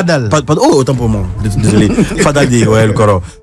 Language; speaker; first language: French; native; French